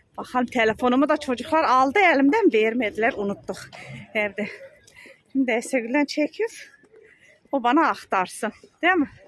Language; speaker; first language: Turkish; early bilingual, heritage; Turkish